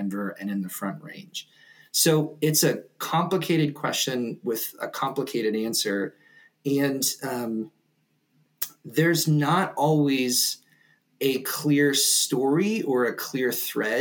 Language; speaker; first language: English; native; English